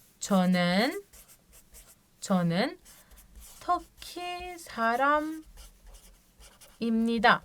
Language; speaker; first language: Korean; non-native, fluent; Turkish